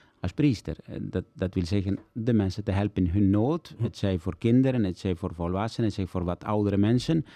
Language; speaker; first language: Dutch; non-native, fluent; Italian